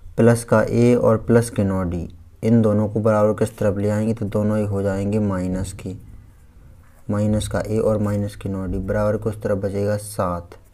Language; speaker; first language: Hindi; native; Hindi